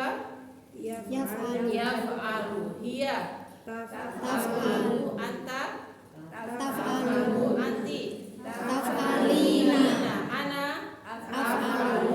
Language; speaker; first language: Arabic; non-native, fluent; Indonesian